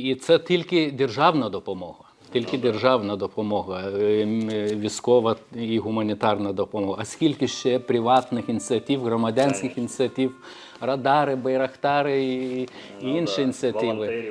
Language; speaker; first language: Ukrainian; non-native, fluent; Lithuanian